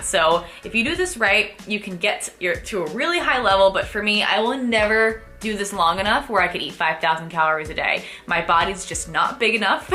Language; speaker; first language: English; native; English